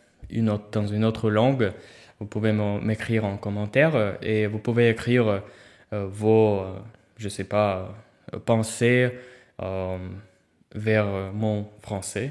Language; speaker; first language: French; non-native, fluent; Russian